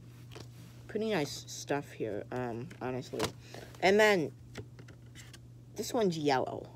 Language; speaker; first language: English; native; English